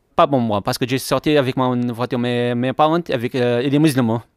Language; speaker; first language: French; non-native, learner; Arabic